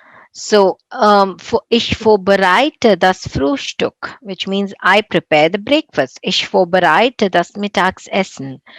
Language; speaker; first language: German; non-native, fluent; Tamil